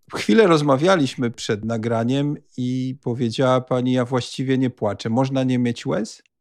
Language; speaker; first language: Polish; native; Polish